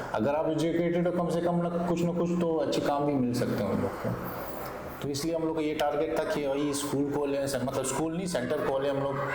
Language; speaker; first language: Urdu; non-native, local second language; Hazaragi